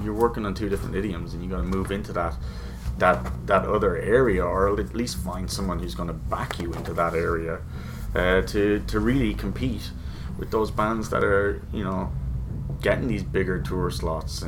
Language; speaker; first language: English; native; English